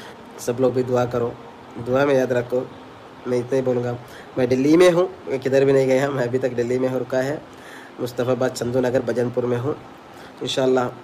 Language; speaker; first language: Hindi; non-native, local second language; Malayalam